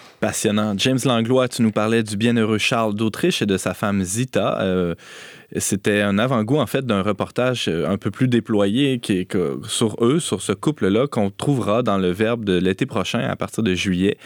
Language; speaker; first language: French; native; French